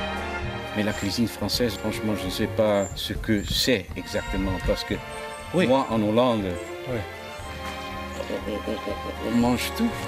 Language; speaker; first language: French; non-native, fluent; Dutch